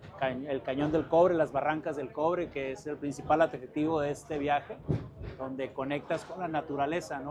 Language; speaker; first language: Spanish; native; Spanish